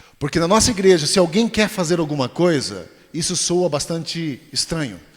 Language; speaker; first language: Portuguese; native; Portuguese